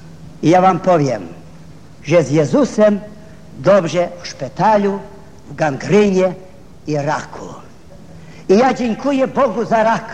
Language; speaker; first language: Polish; non-native, fluent; Ukrainian